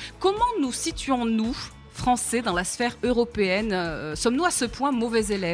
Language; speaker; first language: French; native; French